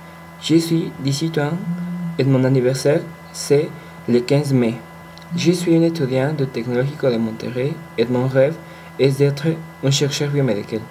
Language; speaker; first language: French; non-native, learner; Spanish